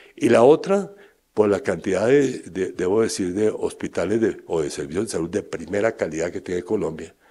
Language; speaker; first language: Spanish; native; Spanish